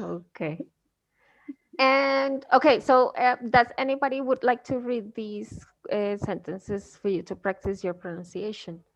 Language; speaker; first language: English; non-native, fluent; Spanish